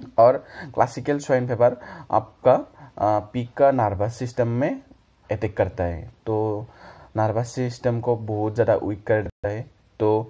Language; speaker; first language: Hindi; non-native, local second language; Assamese